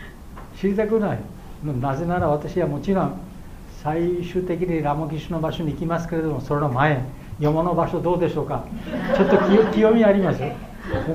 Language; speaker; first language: Japanese; non-native, learner; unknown